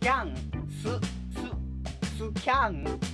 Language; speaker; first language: Japanese; native; Japanese